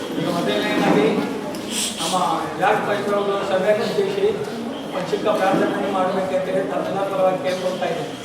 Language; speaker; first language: Kannada; non-native, local second language; Telugu